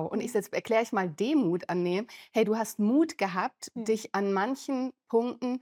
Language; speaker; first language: German; native; German